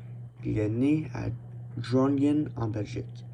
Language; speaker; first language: French; non-native, learner; English